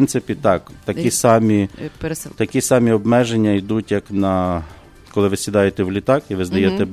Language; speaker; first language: Ukrainian; native; Ukrainian